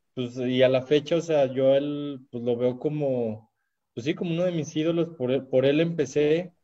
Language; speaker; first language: Spanish; native; Spanish